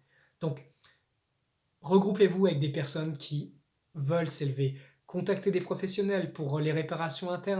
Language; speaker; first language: French; native; French